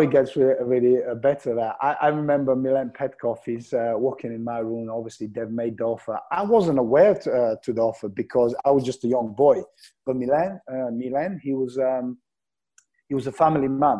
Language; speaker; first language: English; non-native, fluent; Bulgarian